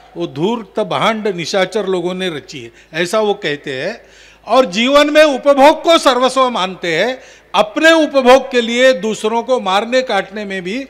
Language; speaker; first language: Hindi; non-native, local second language; Marathi